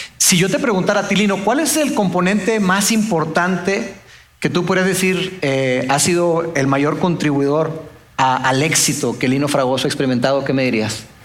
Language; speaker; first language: Spanish; native; Spanish